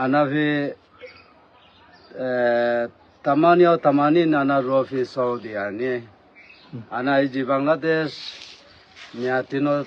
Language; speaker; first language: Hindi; non-native, learner; Bangla